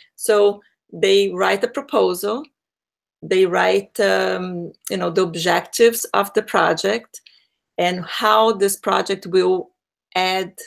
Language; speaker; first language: English; non-native, fluent; Portuguese